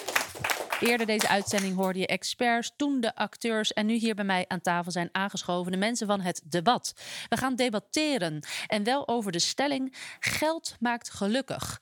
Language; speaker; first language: Dutch; native; Dutch